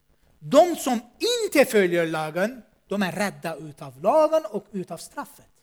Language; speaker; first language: Swedish; non-native, fluent; Armenian